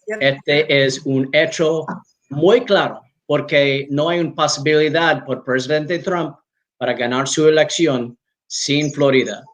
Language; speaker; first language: Spanish; non-native, learner; English